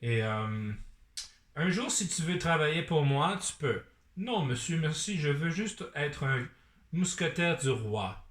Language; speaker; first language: French; non-native, learner; English